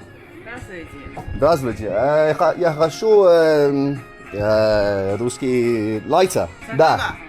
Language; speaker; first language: Russian; non-native, learner; English